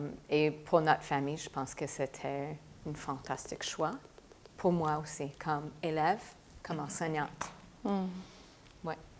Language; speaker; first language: French; non-native, fluent; English